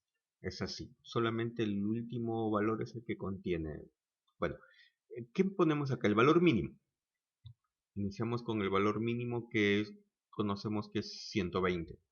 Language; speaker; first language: Spanish; native; Spanish